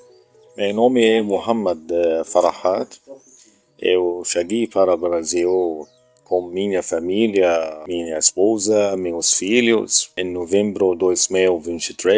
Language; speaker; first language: Portuguese; non-native, learner; Arabic